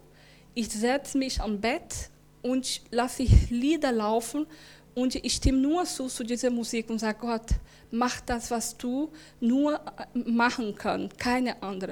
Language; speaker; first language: German; non-native, learner; Portuguese